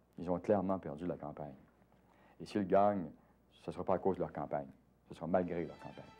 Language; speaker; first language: French; native; French